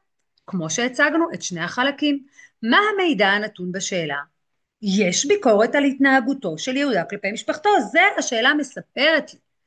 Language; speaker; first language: Hebrew; native; Hebrew